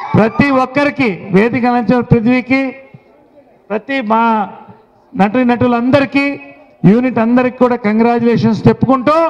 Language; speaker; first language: Telugu; native; Telugu